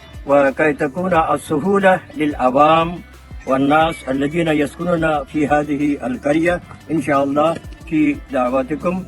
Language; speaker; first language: Arabic; non-native, learner; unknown